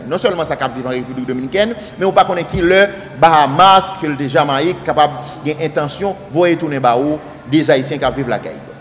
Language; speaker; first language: French; non-native, local second language; Haitian Creole